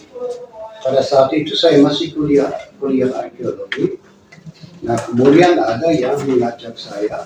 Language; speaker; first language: Indonesian; non-native, fluent; German